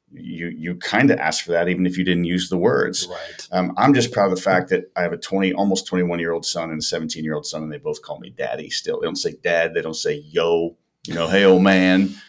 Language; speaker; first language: English; native; English